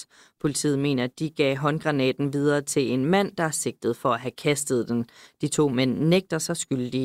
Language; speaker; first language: Danish; native; Danish